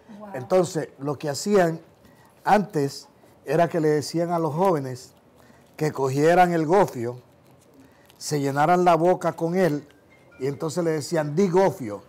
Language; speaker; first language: Spanish; native; Spanish